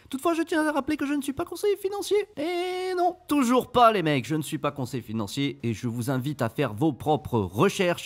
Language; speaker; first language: French; native; French